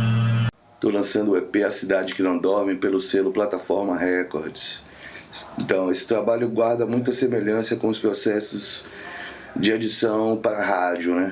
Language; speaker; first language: Portuguese; native; Portuguese